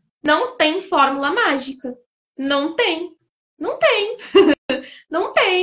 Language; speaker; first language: Portuguese; native; Portuguese